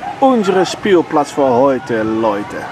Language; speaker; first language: German; non-native, learner; Dutch